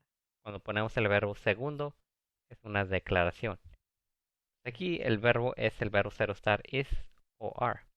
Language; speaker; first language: Spanish; early bilingual, heritage; Spanish